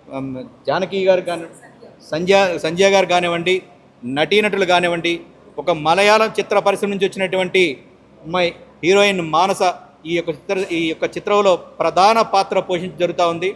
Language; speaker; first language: Telugu; native; Telugu